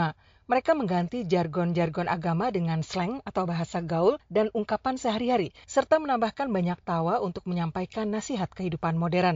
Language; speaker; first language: Indonesian; native; Indonesian